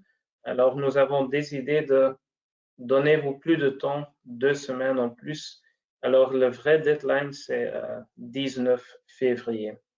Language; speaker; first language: French; non-native, local second language; Dutch